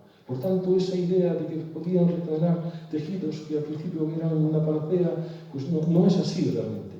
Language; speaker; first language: Spanish; native; Spanish